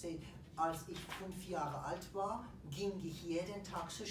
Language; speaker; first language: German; non-native, fluent; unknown